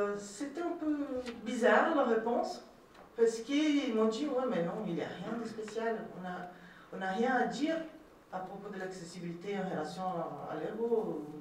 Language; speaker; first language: French; non-native, fluent; Portuguese